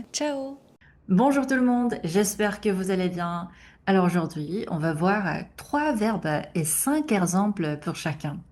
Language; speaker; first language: French; non-native, fluent; Korean